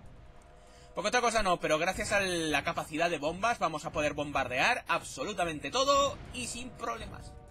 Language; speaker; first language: Spanish; native; Spanish